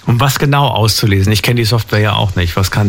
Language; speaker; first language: German; native; German